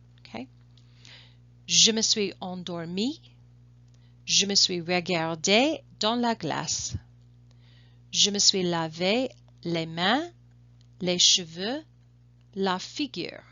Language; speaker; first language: French; non-native, fluent; English